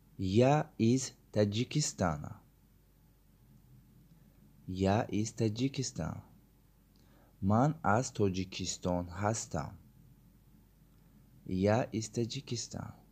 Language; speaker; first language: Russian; non-native, learner; Tajik